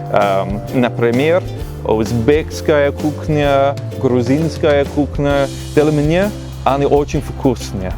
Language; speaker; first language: Russian; non-native, learner; English